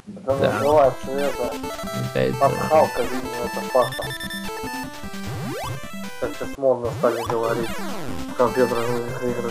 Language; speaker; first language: Russian; native; Russian